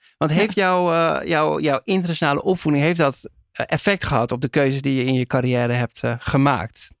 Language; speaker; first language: Dutch; native; Dutch